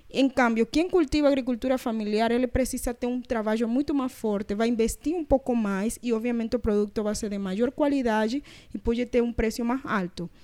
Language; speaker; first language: Portuguese; non-native, learner; Spanish